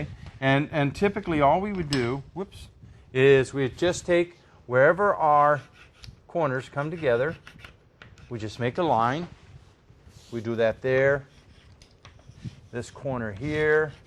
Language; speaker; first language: English; native; English